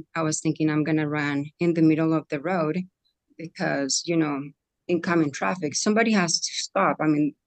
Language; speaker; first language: English; non-native, fluent; Spanish